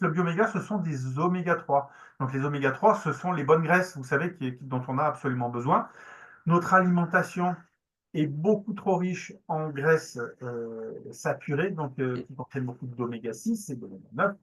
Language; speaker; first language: French; native; French